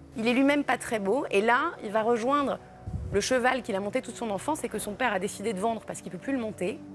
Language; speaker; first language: French; native; French